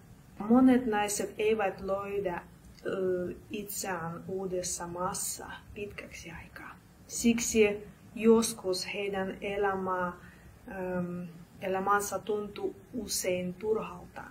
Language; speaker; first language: Finnish; non-native, fluent; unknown